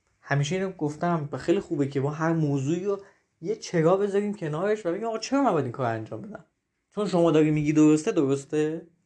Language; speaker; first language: Persian; native; Persian